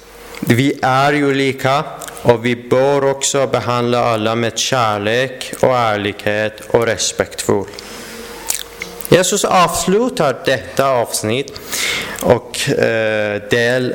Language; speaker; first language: Swedish; non-native, fluent; Persian